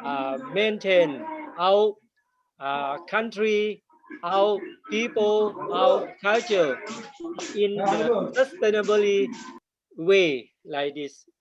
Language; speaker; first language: English; non-native, learner; Thai